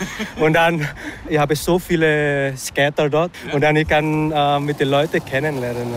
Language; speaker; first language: German; non-native, learner; Indonesian